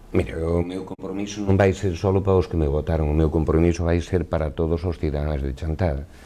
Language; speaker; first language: Galician; native; Galician